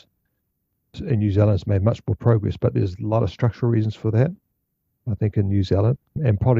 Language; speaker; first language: English; native; English